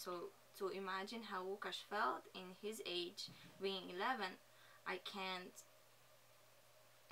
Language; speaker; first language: English; non-native, fluent; Polish